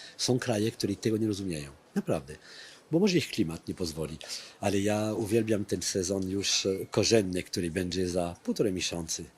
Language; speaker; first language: Polish; non-native, fluent; French